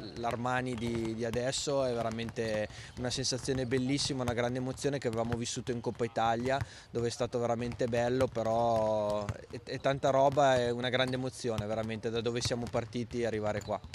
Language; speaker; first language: Italian; native; Italian